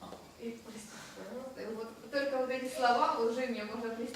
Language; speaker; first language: Russian; native; Russian